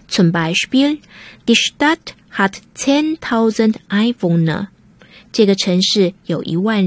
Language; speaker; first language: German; non-native, fluent; Chinese